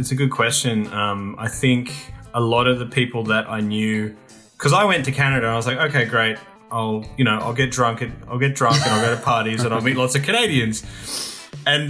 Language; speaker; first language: English; native; English